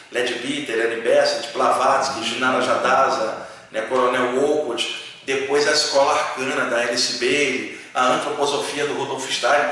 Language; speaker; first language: Portuguese; native; Portuguese